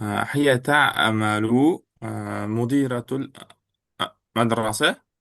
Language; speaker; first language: Arabic; non-native, learner; Uzbek